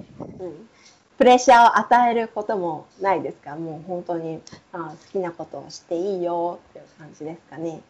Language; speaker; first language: Japanese; native; Japanese